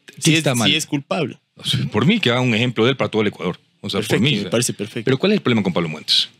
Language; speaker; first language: Spanish; native; Spanish